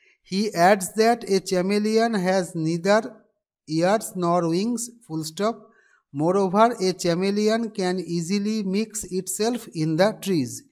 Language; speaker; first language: English; non-native, local second language; Bangla